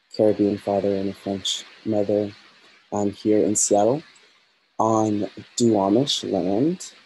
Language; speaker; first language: English; native; English